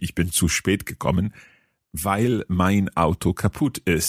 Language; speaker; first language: German; non-native, learner; English